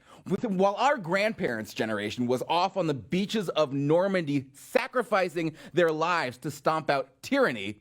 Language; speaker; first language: English; native; English